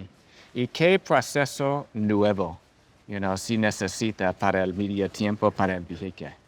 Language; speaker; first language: Spanish; non-native, learner; English